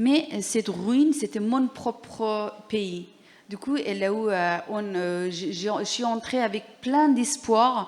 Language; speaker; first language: French; non-native, learner; Persian